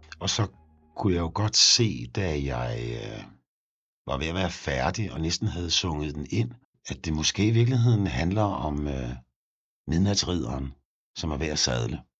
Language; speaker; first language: Danish; native; Danish